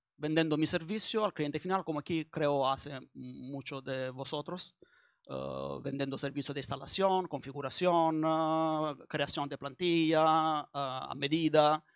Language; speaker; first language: Spanish; non-native, learner; Italian